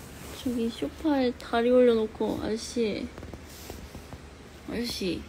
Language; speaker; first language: Korean; early bilingual, heritage; Korean